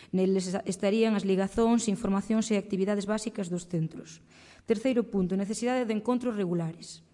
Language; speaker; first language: Galician; native; Galician